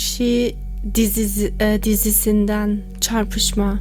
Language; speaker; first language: Turkish; non-native, learner; German